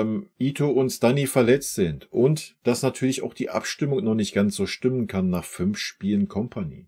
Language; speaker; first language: German; native; German